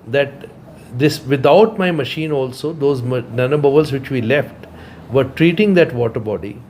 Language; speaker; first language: English; non-native, local second language; Punjabi